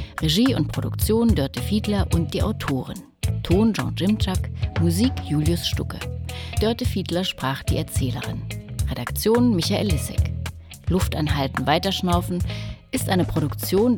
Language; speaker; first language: German; native; German